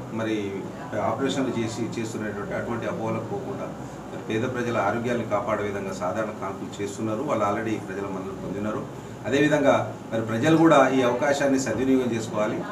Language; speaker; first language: Telugu; native; Telugu